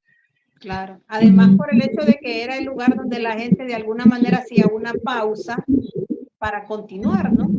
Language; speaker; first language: Spanish; native; Spanish